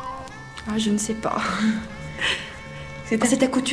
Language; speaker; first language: French; non-native, learner; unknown